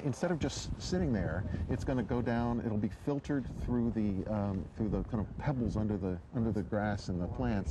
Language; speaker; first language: English; native; English